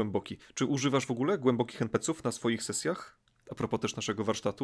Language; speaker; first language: Polish; native; Polish